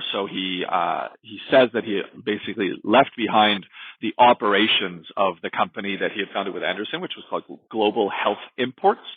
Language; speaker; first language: English; native; English